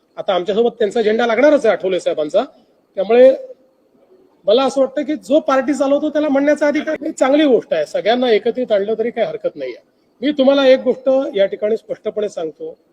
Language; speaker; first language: Marathi; native; Marathi